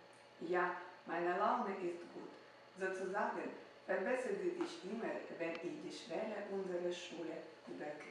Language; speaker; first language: German; non-native, fluent; Ukrainian